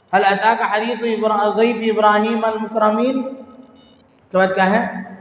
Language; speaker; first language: Urdu; native; Urdu